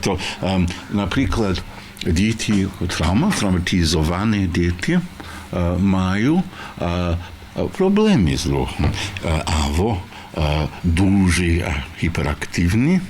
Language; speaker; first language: Ukrainian; non-native, learner; English